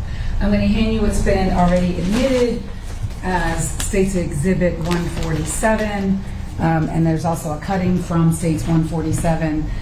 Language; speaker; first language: English; native; English